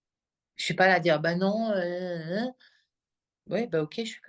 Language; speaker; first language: French; native; French